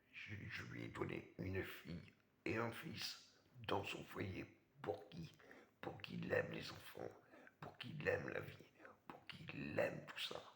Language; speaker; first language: French; native; French